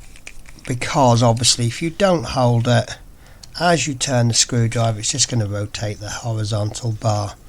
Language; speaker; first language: English; native; English